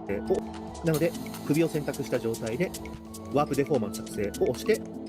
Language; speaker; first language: Japanese; native; Japanese